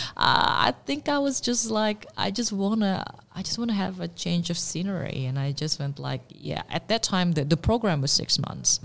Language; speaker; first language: English; non-native, fluent; Indonesian